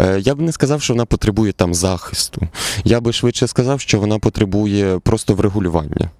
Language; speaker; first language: Ukrainian; non-native, local second language; Russian